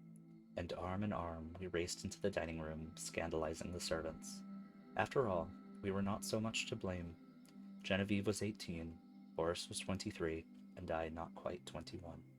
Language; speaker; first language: English; native; English